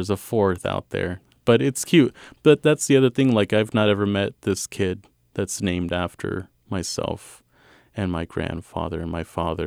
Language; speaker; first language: English; native; English